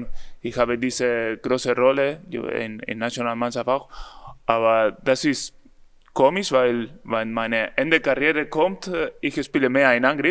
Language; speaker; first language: German; non-native, learner; Spanish